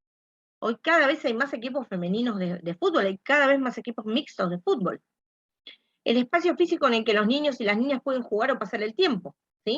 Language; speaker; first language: Spanish; native; Spanish